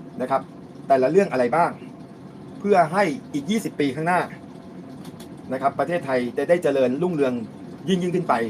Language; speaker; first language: Thai; native; Thai